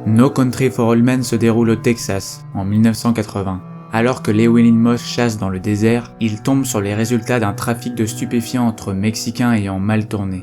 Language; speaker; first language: French; native; French